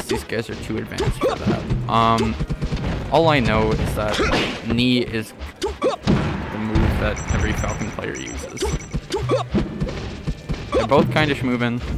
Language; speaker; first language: English; native; English